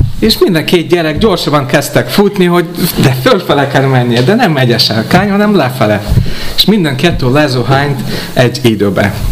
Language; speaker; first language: Hungarian; non-native, fluent; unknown